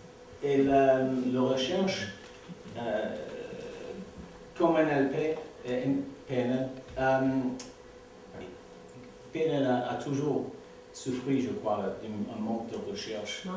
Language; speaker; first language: French; non-native, learner; English